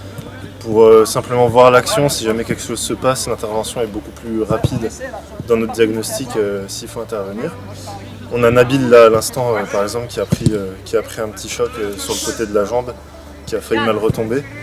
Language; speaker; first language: French; native; French